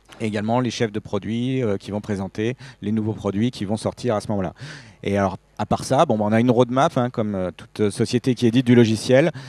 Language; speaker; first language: French; native; French